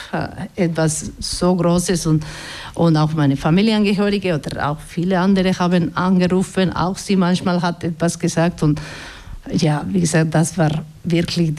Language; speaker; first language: German; non-native, fluent; Basque